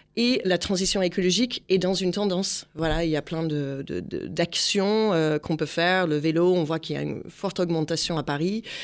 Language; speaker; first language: French; non-native, fluent; English